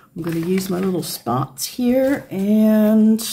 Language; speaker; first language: English; native; English